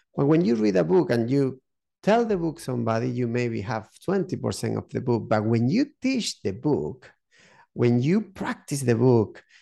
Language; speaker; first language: English; non-native, learner; Spanish